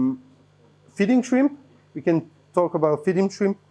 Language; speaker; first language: English; non-native, fluent; French